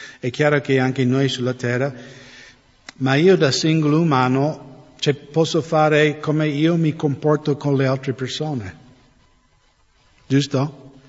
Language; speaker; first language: Italian; non-native, fluent; English